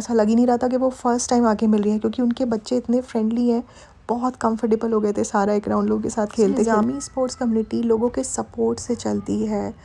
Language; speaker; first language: Hindi; native; Hindi